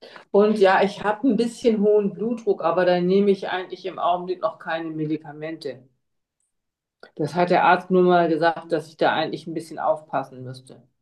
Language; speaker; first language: German; native; German